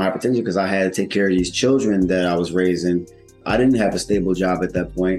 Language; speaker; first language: English; native; English